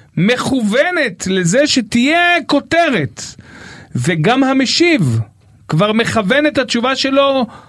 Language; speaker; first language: Hebrew; native; Hebrew